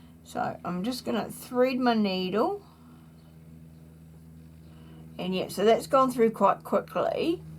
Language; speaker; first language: English; native; English